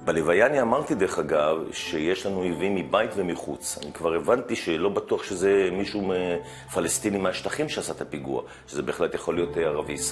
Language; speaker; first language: Hebrew; native; Hebrew